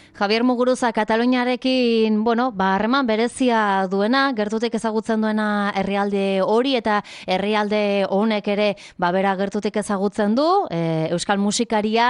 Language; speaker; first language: Basque; native; Basque